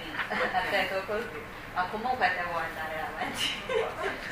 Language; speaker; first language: Italian; non-native, fluent; Chinese